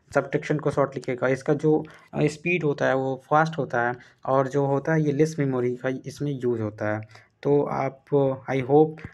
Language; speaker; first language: Hindi; native; Hindi